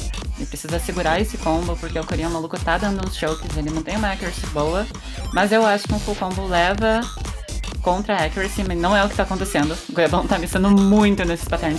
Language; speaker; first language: Portuguese; native; Portuguese